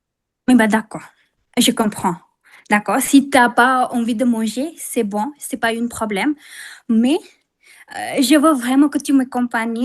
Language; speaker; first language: French; non-native, fluent; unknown